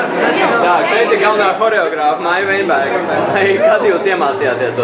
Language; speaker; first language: Latvian; early bilingual, heritage; English